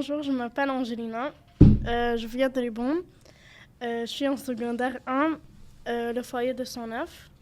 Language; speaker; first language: French; non-native, learner; Arabic